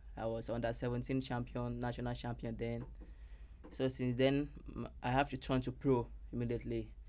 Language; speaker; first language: English; non-native, local second language; Yoruba